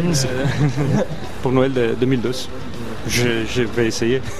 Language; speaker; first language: French; non-native, fluent; Spanish